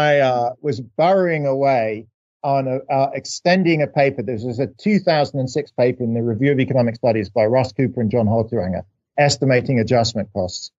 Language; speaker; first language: English; native; English